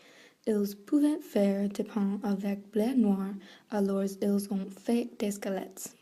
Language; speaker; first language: French; non-native, learner; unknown